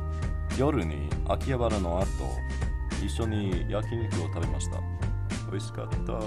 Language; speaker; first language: Japanese; non-native, learner; English